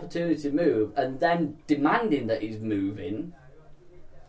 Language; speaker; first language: English; native; English